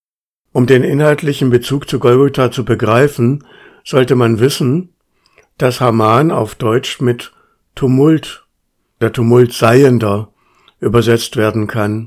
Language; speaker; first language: German; native; German